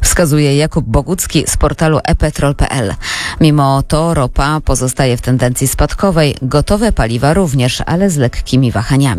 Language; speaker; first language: Polish; native; Polish